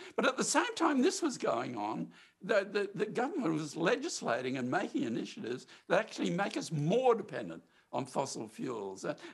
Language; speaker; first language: English; native; English